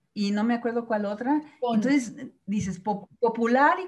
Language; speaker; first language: Spanish; native; Spanish